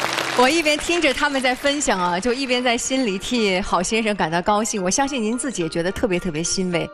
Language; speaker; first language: Chinese; native; Chinese